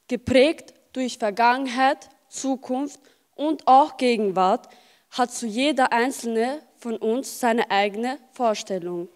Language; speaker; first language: German; early bilingual, other home language; Albanian